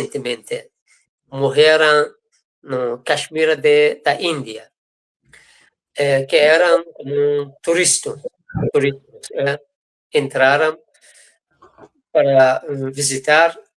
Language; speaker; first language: Portuguese; non-native, fluent; Persian